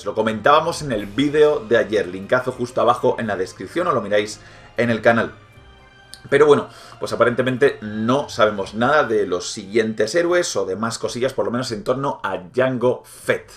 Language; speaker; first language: Spanish; native; Spanish